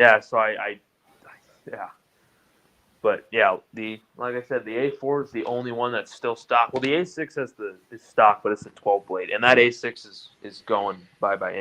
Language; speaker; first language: English; native; English